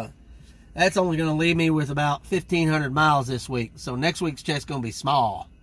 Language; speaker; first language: English; native; English